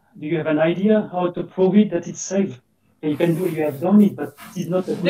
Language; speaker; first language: English; non-native, fluent; French